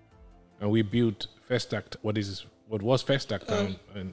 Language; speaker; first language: English; non-native, local second language; Yoruba